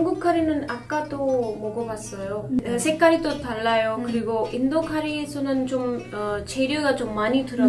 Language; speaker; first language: Korean; non-native, fluent; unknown